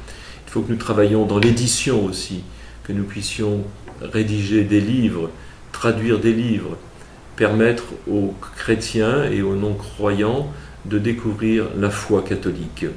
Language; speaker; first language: French; native; French